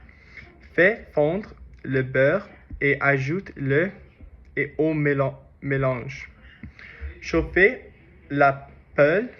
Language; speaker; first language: French; non-native, learner; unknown